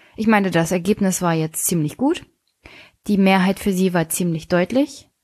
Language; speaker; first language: German; native; German